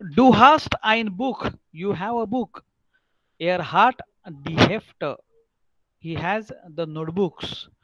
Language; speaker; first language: Hindi; non-native, local second language; Marathi